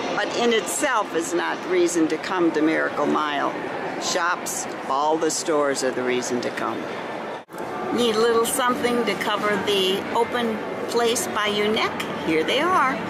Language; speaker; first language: English; native; English